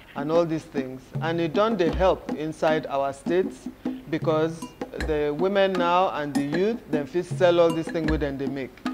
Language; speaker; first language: Nigerian Pidgin; non-native, local second language; Yoruba